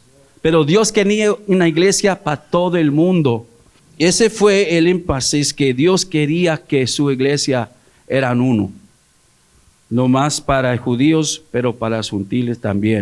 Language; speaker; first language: Spanish; early bilingual, heritage; English